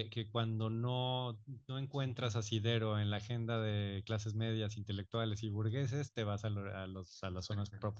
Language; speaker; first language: Spanish; native; Spanish